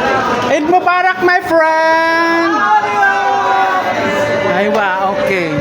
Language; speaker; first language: English; non-native, learner; Filipino